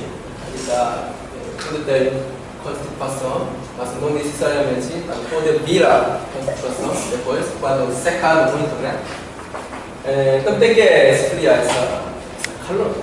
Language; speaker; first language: Portuguese; non-native, learner; Korean